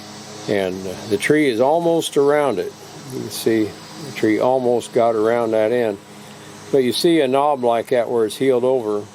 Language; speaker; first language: English; native; English